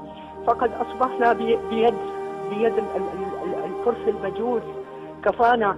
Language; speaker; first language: Arabic; native; Arabic